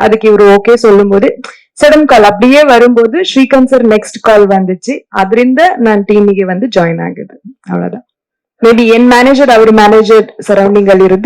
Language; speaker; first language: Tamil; non-native, learner; Kannada